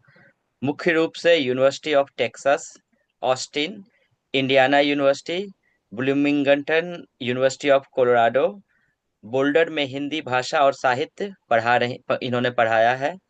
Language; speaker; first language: Hindi; native; Hindi